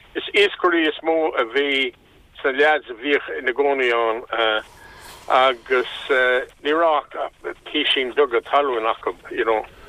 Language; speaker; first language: Irish; non-native, local second language; English